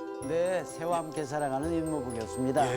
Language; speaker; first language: Korean; native; Korean